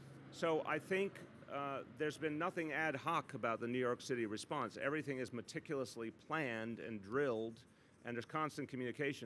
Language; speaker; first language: English; native; English